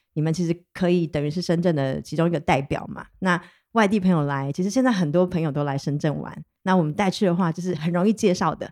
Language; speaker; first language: Chinese; native; Chinese